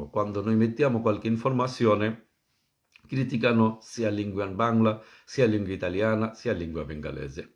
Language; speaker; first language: Italian; non-native, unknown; Bangla